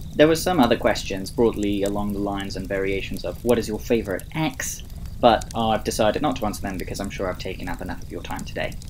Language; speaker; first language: English; early bilingual, other home language; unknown